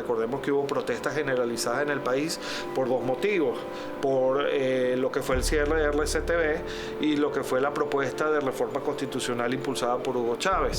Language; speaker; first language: Spanish; native; Spanish